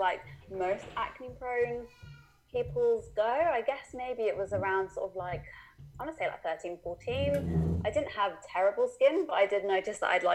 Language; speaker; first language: English; native; English